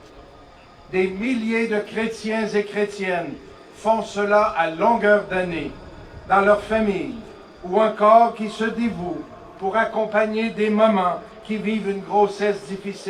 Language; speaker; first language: French; native; French